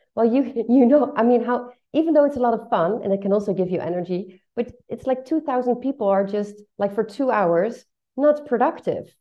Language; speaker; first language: English; non-native, fluent; Dutch